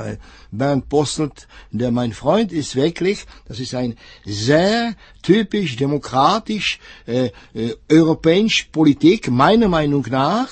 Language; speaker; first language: German; non-native, fluent; Czech